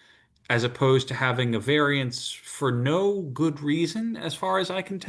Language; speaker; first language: English; native; English